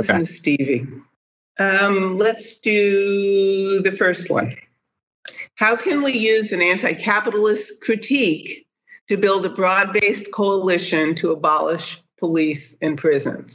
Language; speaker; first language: English; native; English